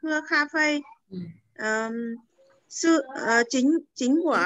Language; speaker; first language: Chinese; non-native, learner; Vietnamese